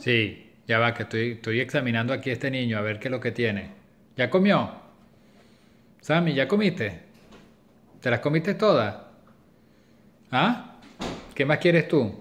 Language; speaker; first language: Spanish; native; Spanish